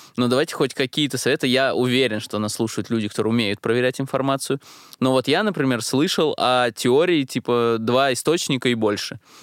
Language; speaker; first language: Russian; native; Russian